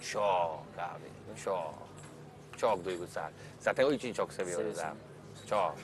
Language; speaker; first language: Turkish; non-native, learner; Italian